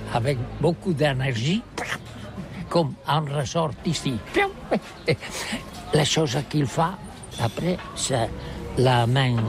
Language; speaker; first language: French; non-native, learner; Catalan